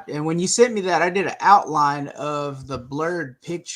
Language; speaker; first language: English; native; English